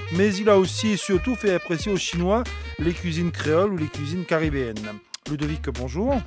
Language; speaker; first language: French; native; French